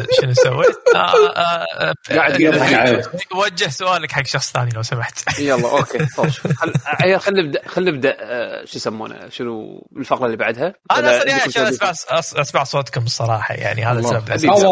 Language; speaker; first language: Arabic; native; Arabic